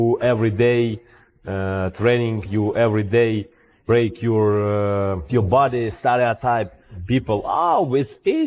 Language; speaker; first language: English; non-native, learner; Ukrainian